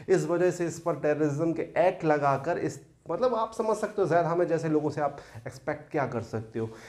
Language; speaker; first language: Hindi; native; Hindi